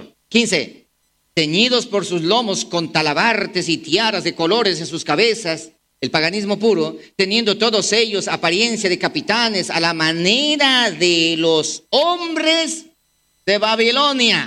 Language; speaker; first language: Spanish; native; Spanish